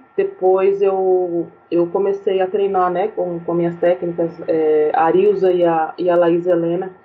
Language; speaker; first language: Portuguese; native; Portuguese